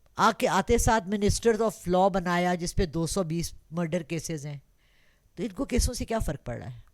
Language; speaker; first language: Urdu; non-native, local second language; Pashto